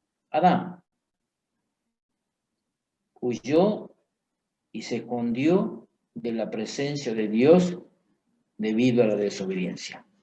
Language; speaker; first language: Spanish; native; Spanish